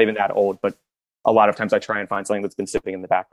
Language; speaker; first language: English; native; English